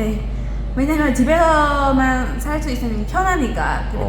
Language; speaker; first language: Korean; non-native, learner; Burmese